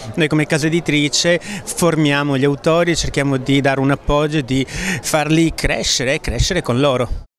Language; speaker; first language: Italian; native; Italian